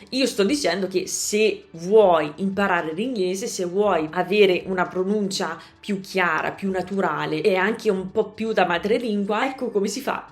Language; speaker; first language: Italian; non-native, fluent; English